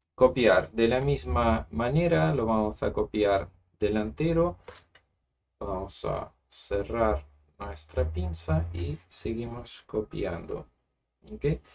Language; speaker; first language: Spanish; non-native, fluent; Russian